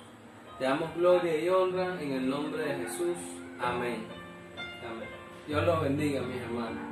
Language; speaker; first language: Spanish; native; Spanish